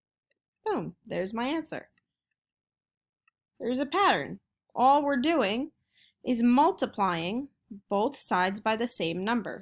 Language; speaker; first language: English; native; English